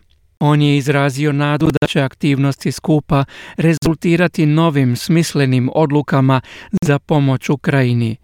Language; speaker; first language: Croatian; native; Croatian